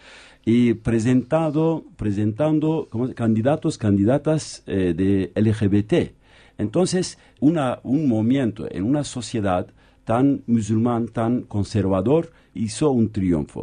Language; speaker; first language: Spanish; non-native, fluent; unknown